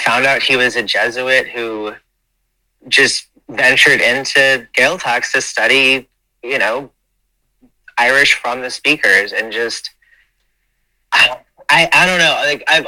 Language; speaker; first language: English; native; English